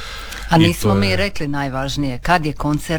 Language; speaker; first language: Serbian; native; Serbian